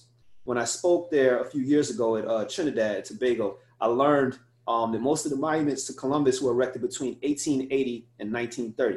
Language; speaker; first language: English; native; English